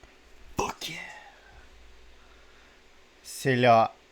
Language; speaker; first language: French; non-native, learner; English